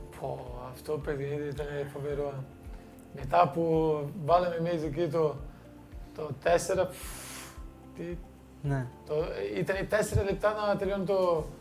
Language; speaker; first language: Greek; non-native, fluent; Portuguese